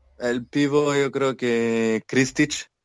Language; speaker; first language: Portuguese; non-native, learner; French